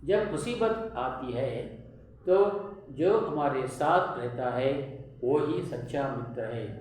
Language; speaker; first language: Hindi; non-native, local second language; Tamil